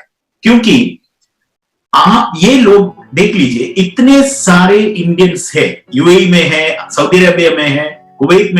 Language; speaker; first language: Hindi; non-native, local second language; Malayalam